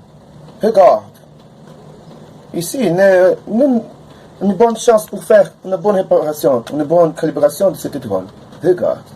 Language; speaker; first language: French; non-native, learner; Portuguese